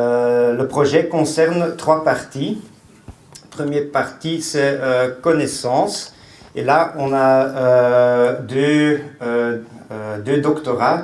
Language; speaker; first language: French; non-native, local second language; Dutch